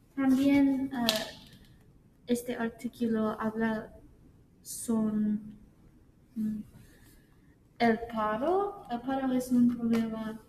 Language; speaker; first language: Spanish; non-native, learner; English